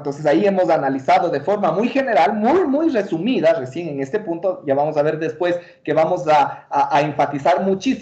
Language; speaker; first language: Spanish; native; Spanish